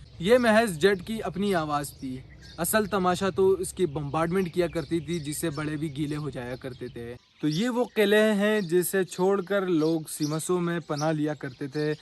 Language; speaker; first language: Urdu; non-native, local second language; Pashto